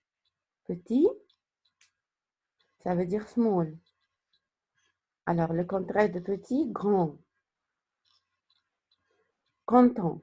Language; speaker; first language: French; non-native, fluent; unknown